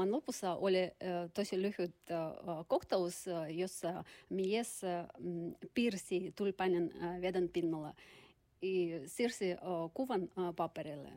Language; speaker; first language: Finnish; non-native, learner; Russian